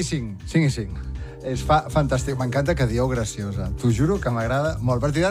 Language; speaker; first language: Catalan; native; Catalan